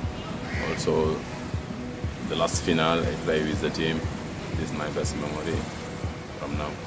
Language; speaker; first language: English; non-native, learner; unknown